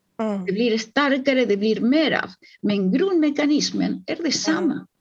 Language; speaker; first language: Swedish; non-native, fluent; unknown